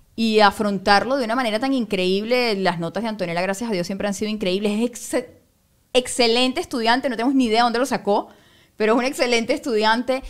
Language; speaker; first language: Spanish; native; Spanish